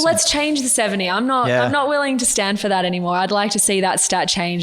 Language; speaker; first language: English; native; English